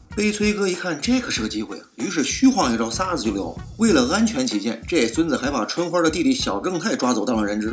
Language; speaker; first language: Chinese; native; Chinese